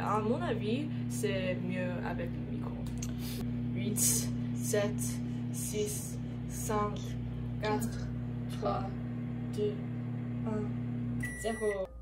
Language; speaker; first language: French; non-native, learner; English